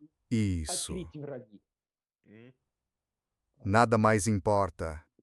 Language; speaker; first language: Portuguese; non-native, fluent; Serbian